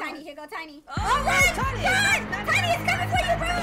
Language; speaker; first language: English; native; English